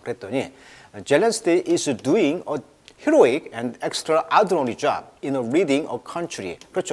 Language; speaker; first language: English; non-native, fluent; Korean